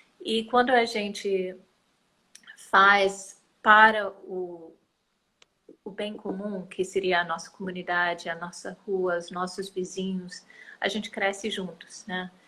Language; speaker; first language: Portuguese; non-native, fluent; English